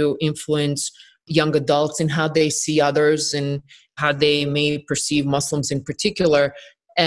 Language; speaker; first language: English; non-native, fluent; Bosnian